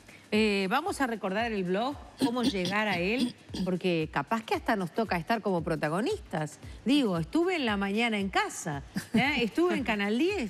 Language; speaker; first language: Spanish; native; Spanish